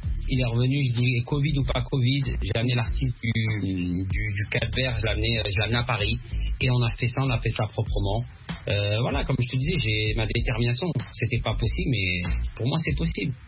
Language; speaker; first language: French; native; French